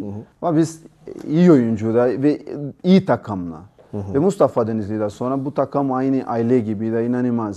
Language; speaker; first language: Turkish; non-native, learner; Portuguese